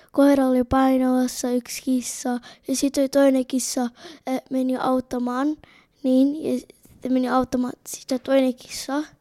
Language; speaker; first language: Finnish; early bilingual, other home language; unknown